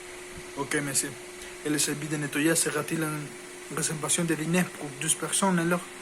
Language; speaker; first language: French; non-native, learner; Spanish